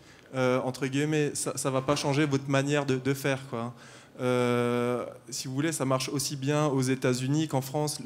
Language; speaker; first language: French; native; French